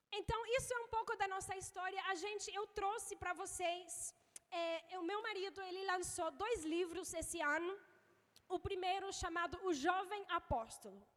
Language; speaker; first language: Portuguese; non-native, fluent; English